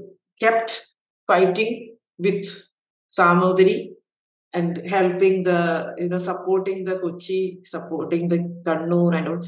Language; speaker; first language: English; non-native, local second language; Malayalam